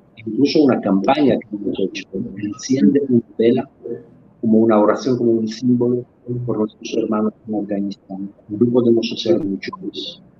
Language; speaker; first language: Spanish; non-native, fluent; Polish